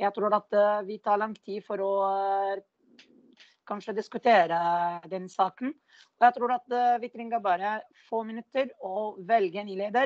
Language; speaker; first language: Norwegian; non-native, fluent; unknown